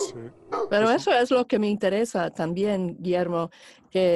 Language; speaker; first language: Spanish; non-native, fluent; English